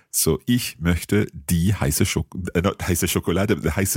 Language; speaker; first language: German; non-native, learner; English